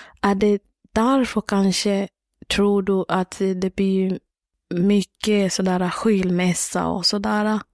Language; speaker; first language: Swedish; non-native, learner; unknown